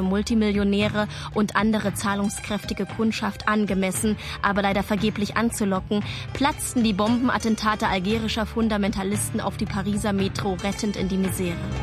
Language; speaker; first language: German; native; German